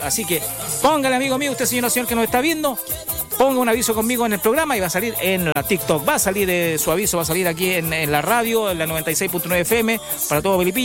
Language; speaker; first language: Spanish; native; Spanish